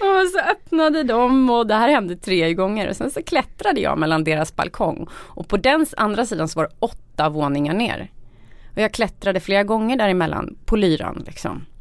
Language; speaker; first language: Swedish; native; Swedish